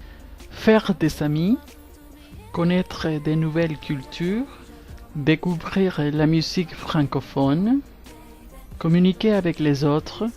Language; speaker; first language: French; non-native, learner; Spanish